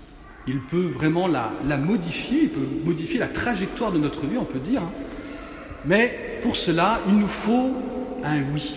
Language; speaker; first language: French; native; French